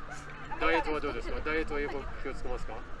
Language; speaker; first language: Japanese; non-native, learner; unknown